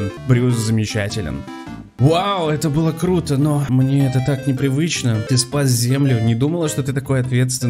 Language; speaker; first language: Russian; native; Russian